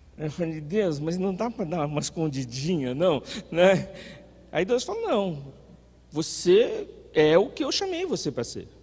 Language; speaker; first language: Portuguese; native; Portuguese